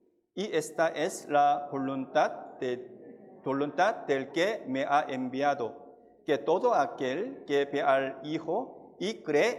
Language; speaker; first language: Spanish; non-native, fluent; Korean